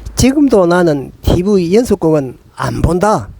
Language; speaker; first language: Korean; native; Korean